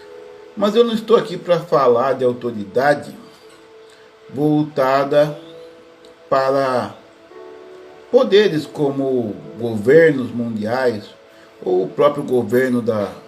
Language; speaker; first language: Portuguese; native; Portuguese